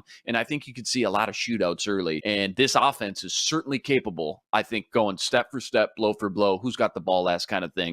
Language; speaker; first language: English; native; English